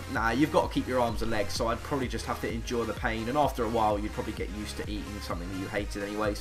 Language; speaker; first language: English; native; English